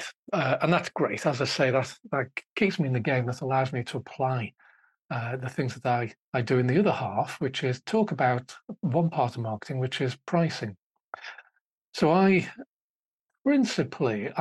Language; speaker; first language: English; native; English